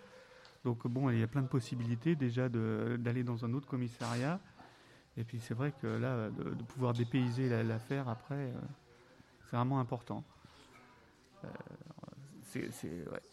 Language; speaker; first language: French; native; French